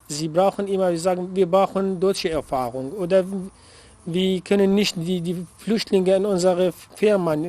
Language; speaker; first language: German; non-native, learner; Arabic